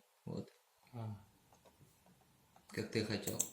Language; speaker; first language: Russian; native; Russian